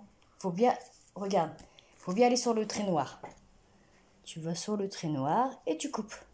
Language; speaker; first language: French; native; French